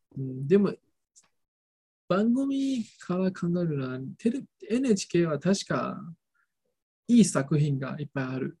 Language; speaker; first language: Japanese; non-native, learner; Chinese